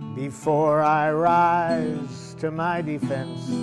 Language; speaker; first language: English; native; English